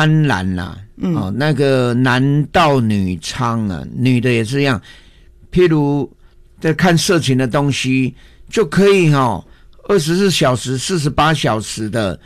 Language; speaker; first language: Chinese; native; Chinese